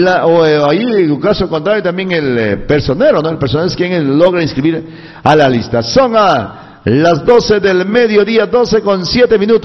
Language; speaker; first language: Spanish; native; Spanish